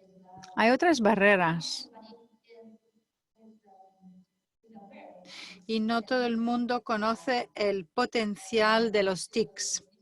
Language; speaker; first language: Spanish; non-native, fluent; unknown